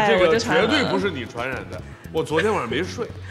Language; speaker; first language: Chinese; native; Chinese